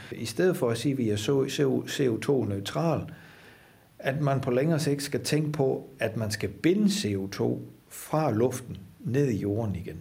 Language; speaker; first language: Danish; non-native, fluent; Dutch